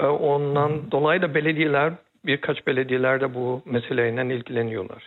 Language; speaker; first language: Turkish; early bilingual, heritage; Turkish